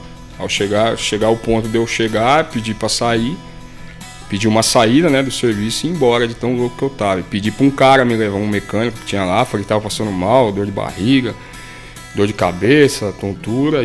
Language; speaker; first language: Portuguese; native; Portuguese